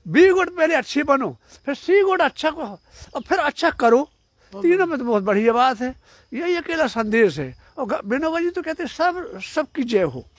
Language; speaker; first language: Hindi; native; Hindi